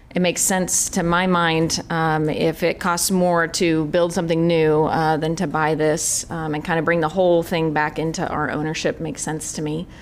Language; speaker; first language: English; native; English